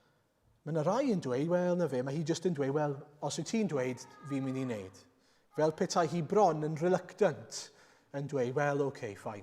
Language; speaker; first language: Welsh; native; Welsh